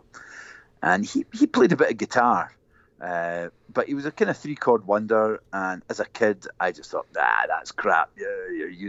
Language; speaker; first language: English; native; English